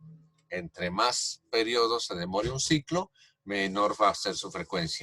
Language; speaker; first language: Spanish; native; Spanish